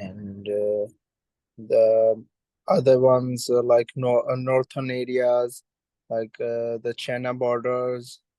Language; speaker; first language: English; non-native, learner; Urdu